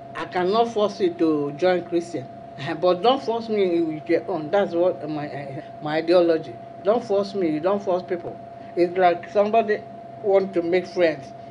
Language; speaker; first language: English; non-native, local second language; Igbo